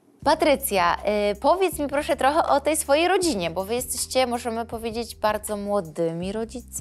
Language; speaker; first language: Polish; native; Polish